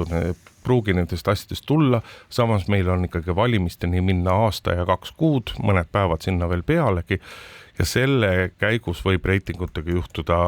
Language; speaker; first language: Estonian; native; Estonian